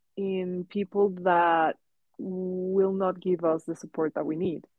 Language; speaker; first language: English; non-native, fluent; Spanish